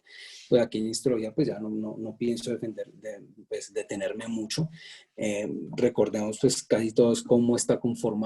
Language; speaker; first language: Spanish; native; Spanish